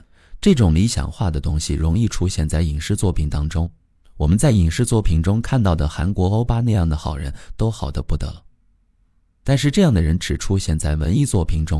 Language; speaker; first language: Chinese; native; Chinese